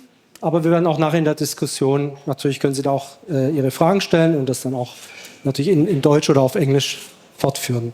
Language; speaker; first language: German; native; German